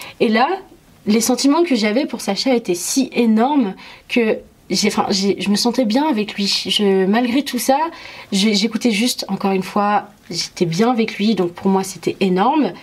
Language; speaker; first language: French; early bilingual, other home language; Arabic